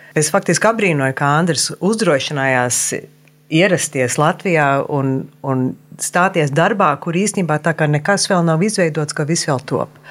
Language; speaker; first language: Latvian; early bilingual, heritage; Latvian